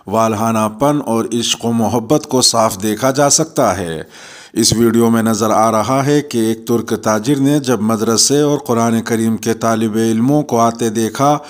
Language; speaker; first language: Urdu; native; Urdu